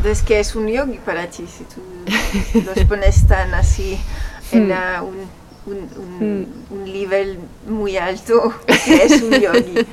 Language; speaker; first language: Spanish; non-native, fluent; French